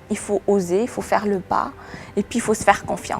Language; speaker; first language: French; non-native, local second language; Malagasy